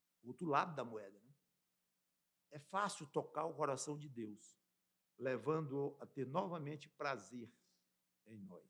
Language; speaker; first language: Portuguese; native; Portuguese